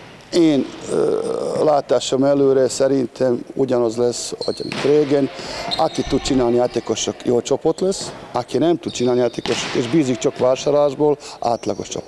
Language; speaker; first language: Hungarian; non-native, learner; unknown